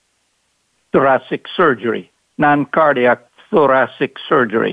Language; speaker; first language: English; non-native, local second language; Cebuano